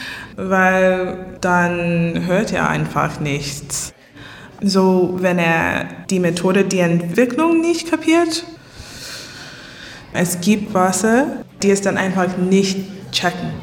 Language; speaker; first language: German; non-native, learner; English